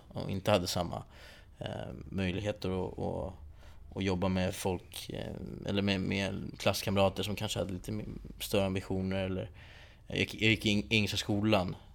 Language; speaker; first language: Swedish; early bilingual, other home language; Persian